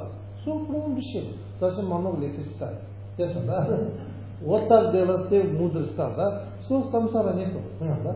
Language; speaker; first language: Russian; non-native, learner; Tibetan